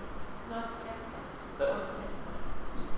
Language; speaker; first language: Spanish; early bilingual, heritage; English